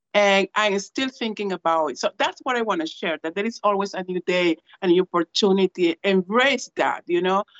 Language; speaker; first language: English; non-native, fluent; Spanish